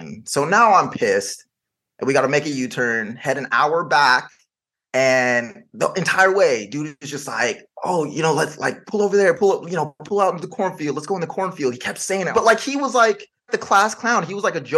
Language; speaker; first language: English; native; English